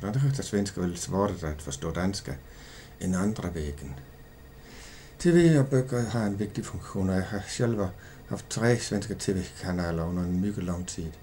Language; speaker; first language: Swedish; non-native, learner; Danish